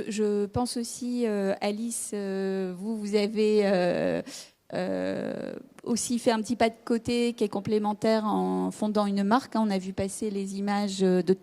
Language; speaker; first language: French; native; French